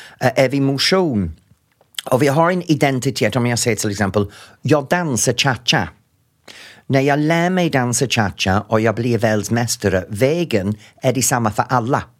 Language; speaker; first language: Swedish; non-native, fluent; English